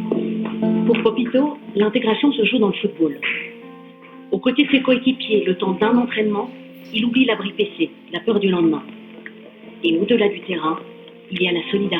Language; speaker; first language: French; native; French